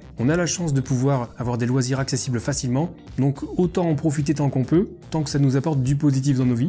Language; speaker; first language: French; native; French